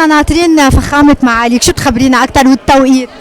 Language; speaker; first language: Arabic; native; Arabic